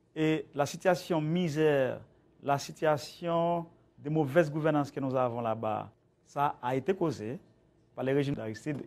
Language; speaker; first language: French; native; French